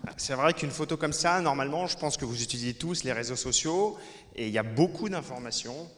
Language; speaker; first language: French; native; French